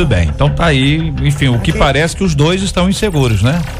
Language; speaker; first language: Portuguese; native; Portuguese